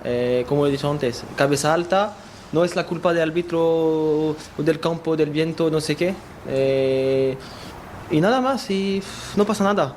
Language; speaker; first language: Spanish; non-native, learner; French